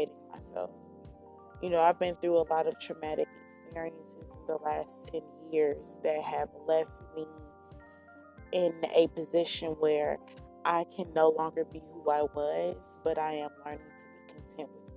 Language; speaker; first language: English; native; English